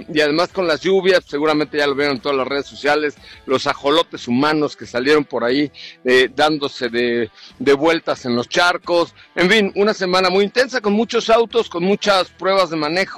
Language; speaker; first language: Spanish; native; Spanish